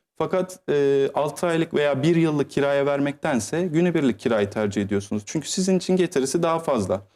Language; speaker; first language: Turkish; native; Turkish